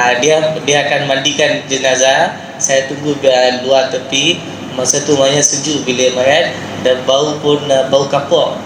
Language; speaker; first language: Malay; non-native, local second language; Tamil